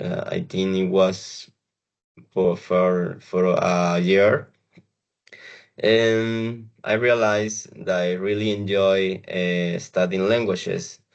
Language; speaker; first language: English; non-native, learner; Spanish